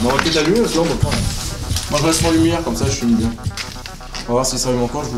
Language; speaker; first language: French; native; French